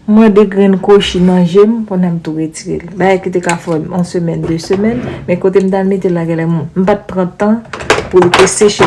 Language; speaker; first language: French; non-native, learner; Haitian Creole